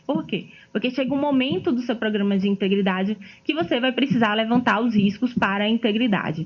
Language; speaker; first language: Portuguese; native; Portuguese